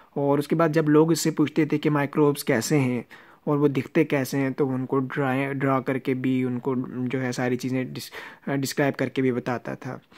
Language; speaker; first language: Urdu; non-native, local second language; Punjabi